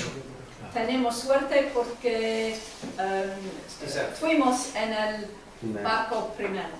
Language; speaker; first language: Spanish; non-native, learner; English